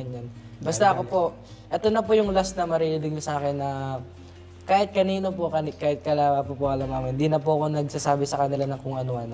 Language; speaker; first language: Filipino; native; Filipino